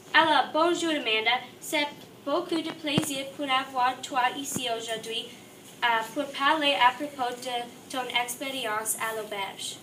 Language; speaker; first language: French; non-native, learner; English